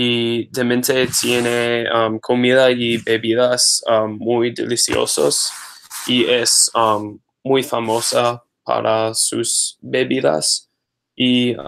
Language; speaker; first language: Spanish; non-native, learner; English